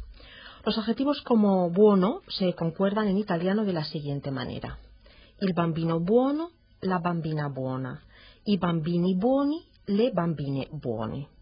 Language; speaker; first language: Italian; non-native, fluent; Spanish